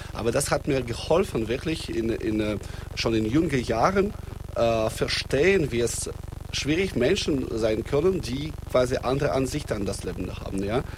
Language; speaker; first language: German; non-native, fluent; Russian